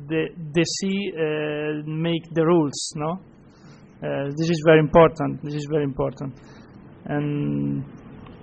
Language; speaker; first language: English; non-native, fluent; Italian